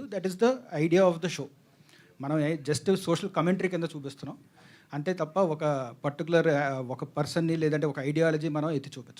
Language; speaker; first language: Telugu; native; Telugu